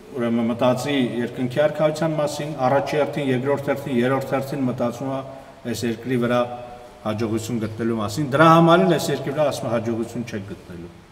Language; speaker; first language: Armenian; native; Armenian